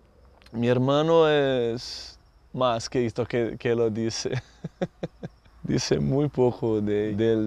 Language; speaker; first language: Spanish; non-native, learner; Portuguese